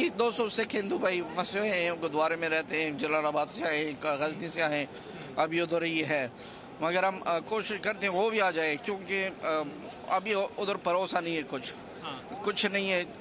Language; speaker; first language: Hindi; non-native, fluent; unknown